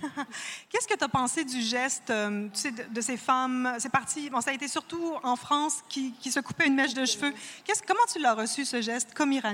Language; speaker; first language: French; native; French